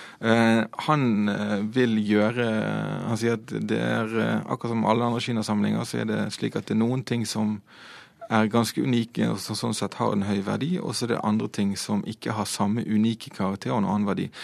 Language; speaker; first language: Norwegian; native; Norwegian